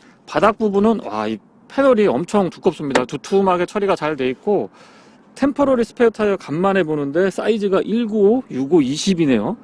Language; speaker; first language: Korean; native; Korean